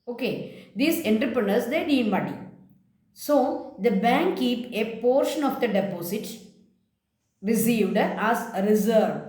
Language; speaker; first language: English; non-native, local second language; Malayalam